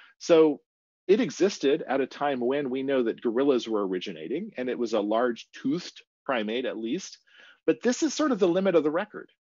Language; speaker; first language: English; native; English